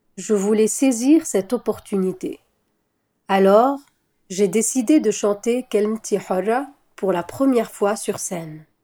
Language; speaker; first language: French; non-native, local second language; Arabic